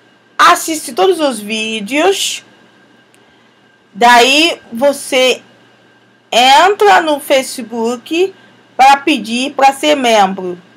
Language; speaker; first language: Portuguese; non-native, fluent; Yoruba